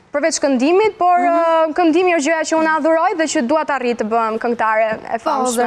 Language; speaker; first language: Albanian; native; Albanian